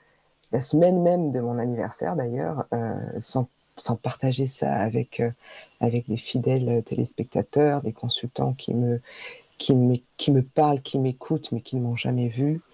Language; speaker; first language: French; native; French